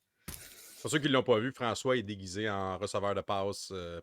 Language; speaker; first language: French; native; French